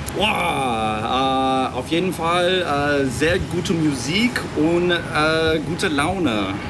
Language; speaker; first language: German; non-native, learner; English